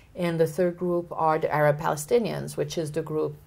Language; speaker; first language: English; native; English